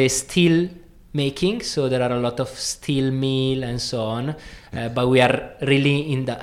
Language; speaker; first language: English; non-native, fluent; Italian